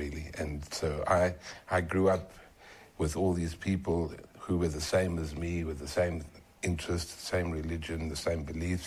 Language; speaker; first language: English; native; English